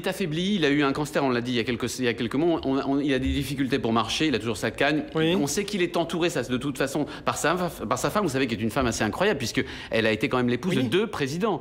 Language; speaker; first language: French; native; French